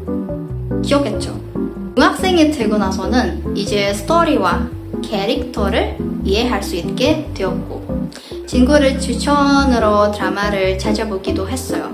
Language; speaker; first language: Korean; non-native, fluent; Indonesian